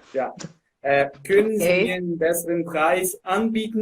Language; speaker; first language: German; non-native, fluent; Portuguese